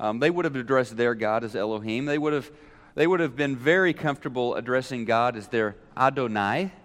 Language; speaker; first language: English; native; English